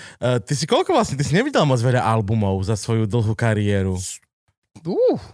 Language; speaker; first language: Slovak; native; Slovak